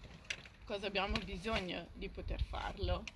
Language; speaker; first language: Italian; non-native, fluent; Dutch